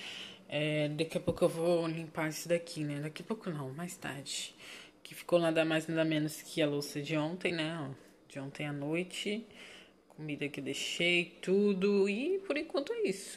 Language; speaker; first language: Portuguese; native; Portuguese